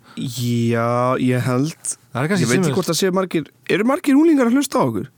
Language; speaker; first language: Icelandic; early bilingual, heritage; Icelandic